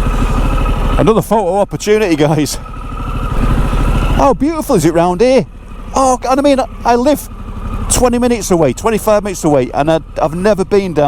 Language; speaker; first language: English; native; English